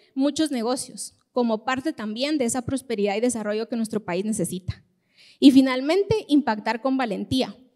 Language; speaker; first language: Spanish; native; Spanish